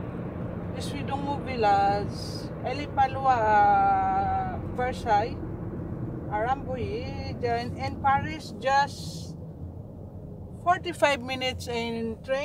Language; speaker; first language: English; non-native, local second language; Filipino